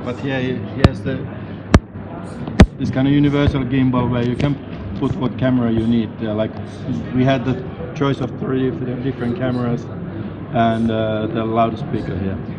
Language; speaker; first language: English; non-native, fluent; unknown